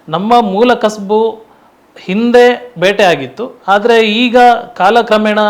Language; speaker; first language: Kannada; non-native, local second language; Tulu